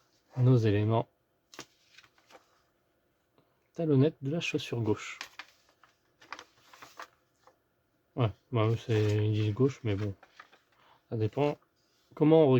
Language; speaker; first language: French; native; French